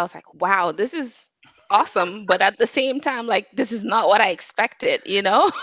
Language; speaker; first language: English; non-native, fluent; Wolof